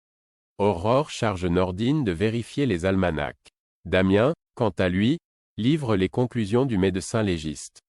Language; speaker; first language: French; native; French